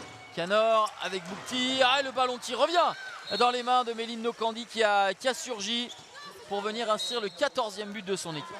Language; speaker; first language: French; native; French